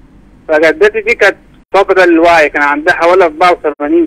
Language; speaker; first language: Arabic; native; Arabic